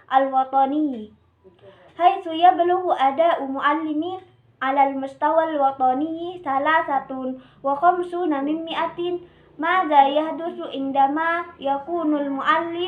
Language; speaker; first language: Arabic; non-native, learner; Indonesian